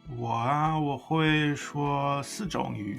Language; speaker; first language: Chinese; non-native, fluent; English